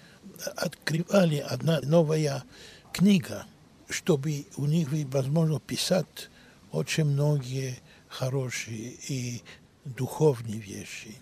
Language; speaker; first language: Russian; non-native, learner; Greek